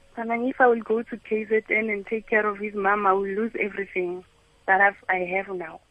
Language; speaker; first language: English; non-native, local second language; Northern Sotho